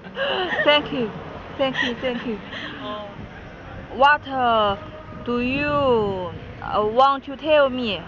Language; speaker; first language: English; non-native, learner; Chinese